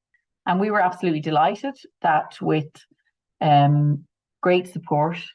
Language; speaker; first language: English; native; English